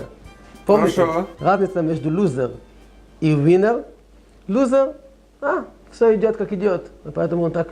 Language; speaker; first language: Russian; non-native, learner; Hebrew